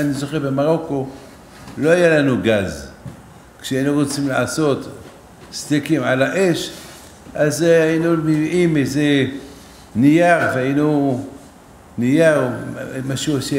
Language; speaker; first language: Hebrew; non-native, fluent; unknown